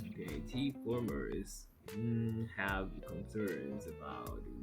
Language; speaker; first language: English; non-native, fluent; Japanese